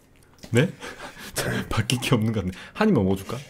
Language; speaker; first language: Korean; native; Korean